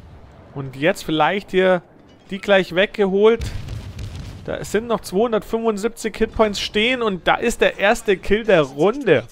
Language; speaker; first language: German; native; German